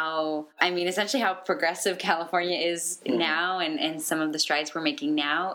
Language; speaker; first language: English; native; English